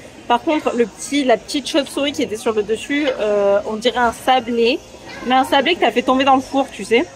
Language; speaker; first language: French; native; French